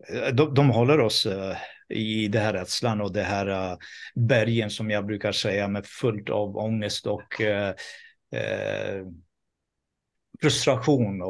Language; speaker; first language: Swedish; non-native, fluent; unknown